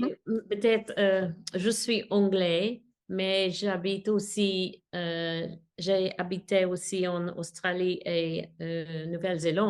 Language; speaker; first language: French; non-native, learner; English